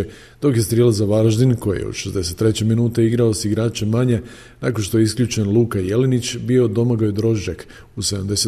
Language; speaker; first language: Croatian; native; Croatian